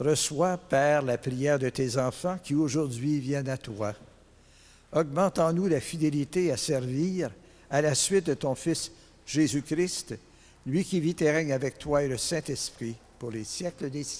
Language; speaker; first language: French; native; French